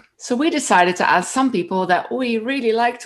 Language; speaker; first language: English; non-native, fluent; Dutch